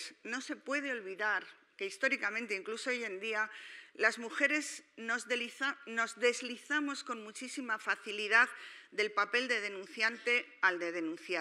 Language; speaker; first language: Spanish; native; Spanish